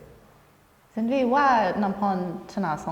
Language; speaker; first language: Thai; non-native, fluent; English